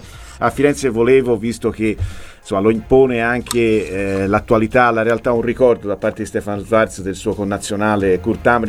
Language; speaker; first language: Italian; native; Italian